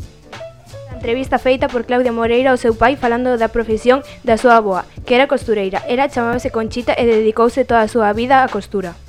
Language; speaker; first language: Galician; native; Galician